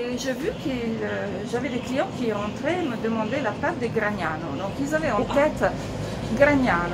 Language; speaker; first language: French; non-native, fluent; Italian